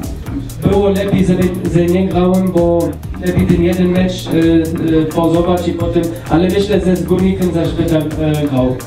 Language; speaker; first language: Polish; early bilingual, heritage; Polish